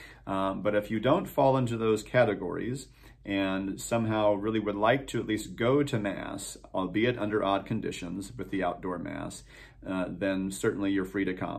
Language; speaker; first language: English; native; English